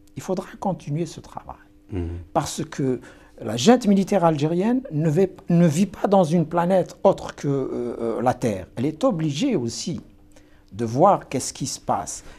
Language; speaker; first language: French; non-native, local second language; Kabyle